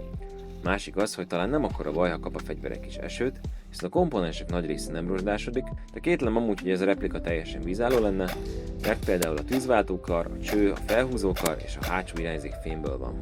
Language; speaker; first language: Hungarian; native; Hungarian